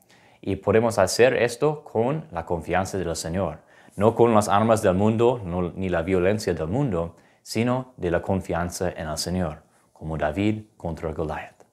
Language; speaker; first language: Spanish; non-native, fluent; English